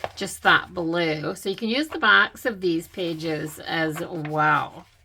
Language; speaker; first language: English; native; English